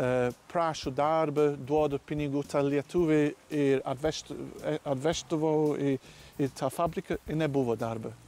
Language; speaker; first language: Lithuanian; non-native, learner; English